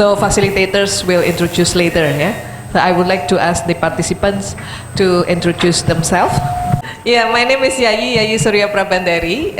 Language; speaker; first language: English; non-native, fluent; Indonesian